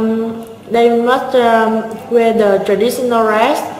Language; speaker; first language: English; non-native, learner; Vietnamese